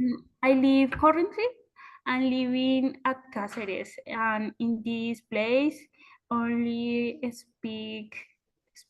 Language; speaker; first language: English; non-native, learner; Spanish